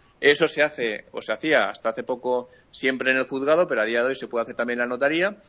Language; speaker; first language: Spanish; native; Spanish